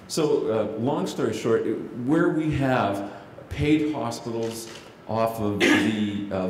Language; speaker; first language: English; native; English